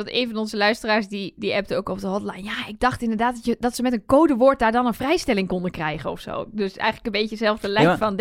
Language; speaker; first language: Dutch; native; Dutch